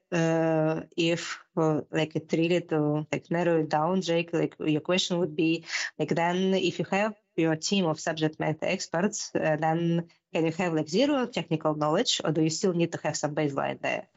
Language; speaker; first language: English; non-native, fluent; Russian